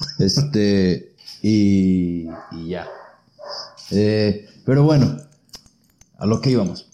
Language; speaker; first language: Spanish; native; Spanish